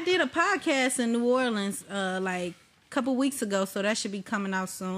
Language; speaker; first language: English; native; English